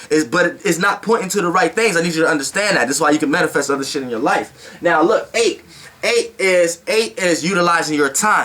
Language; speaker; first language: English; native; English